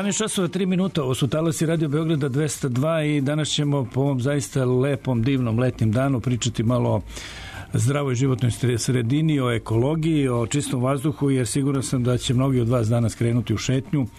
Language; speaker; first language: Serbian; native; Serbian